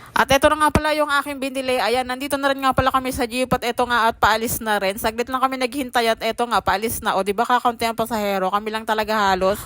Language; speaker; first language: Filipino; native; Filipino